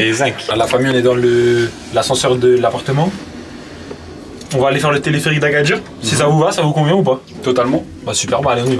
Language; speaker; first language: French; native; French